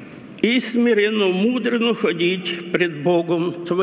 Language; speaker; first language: Russian; non-native, local second language; Romanian